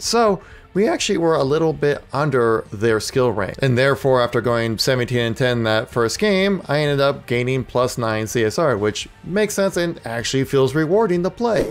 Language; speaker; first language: English; native; English